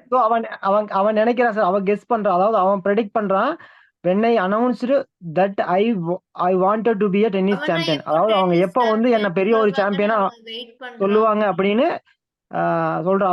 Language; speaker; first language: Tamil; native; Tamil